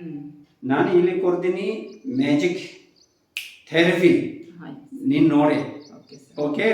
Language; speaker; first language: Kannada; non-native, learner; Tibetan